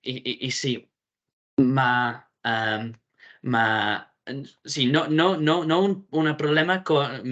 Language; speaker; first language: Italian; non-native, learner; English